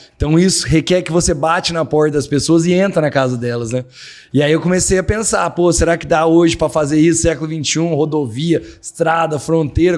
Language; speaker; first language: Portuguese; native; Portuguese